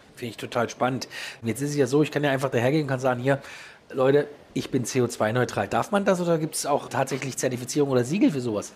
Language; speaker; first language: German; native; German